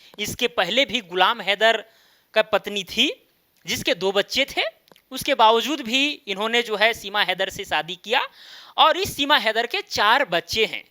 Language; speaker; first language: Hindi; native; Hindi